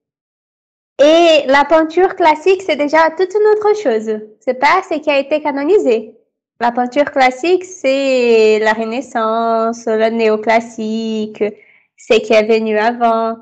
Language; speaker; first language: French; non-native, fluent; Portuguese